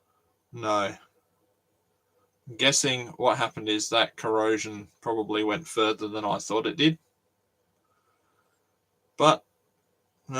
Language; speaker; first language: English; native; English